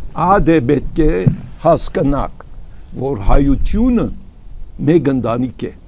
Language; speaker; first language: Armenian; early bilingual, heritage; Armenian